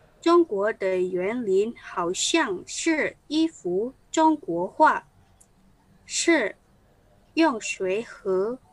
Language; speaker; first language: Chinese; non-native, learner; Indonesian